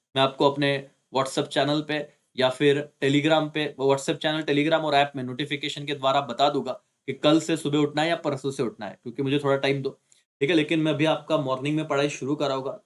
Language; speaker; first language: Hindi; non-native, local second language; Marathi